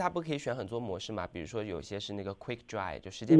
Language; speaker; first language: Chinese; native; Chinese